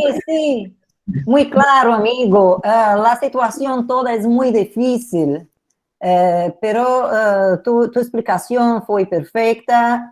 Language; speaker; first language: Spanish; non-native, learner; Portuguese